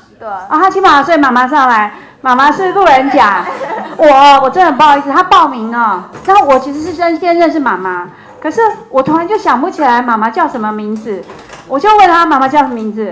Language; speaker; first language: Chinese; native; Chinese